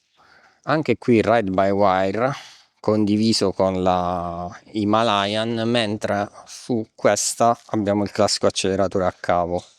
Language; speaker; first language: Italian; native; Italian